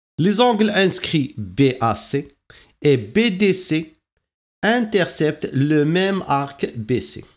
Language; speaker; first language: French; non-native, local second language; Arabic